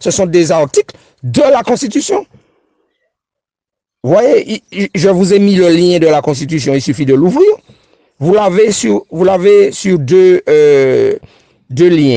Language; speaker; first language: French; native; French